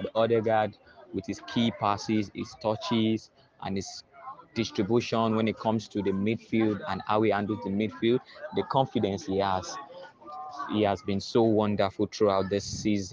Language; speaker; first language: English; non-native, local second language; Yoruba